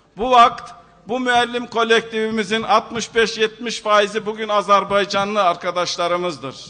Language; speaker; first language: Turkish; native; Turkish